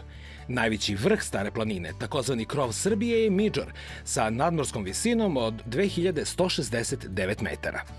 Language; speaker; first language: Serbian; native; Serbian